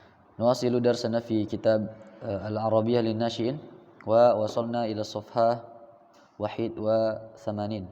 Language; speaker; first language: Arabic; non-native, fluent; Indonesian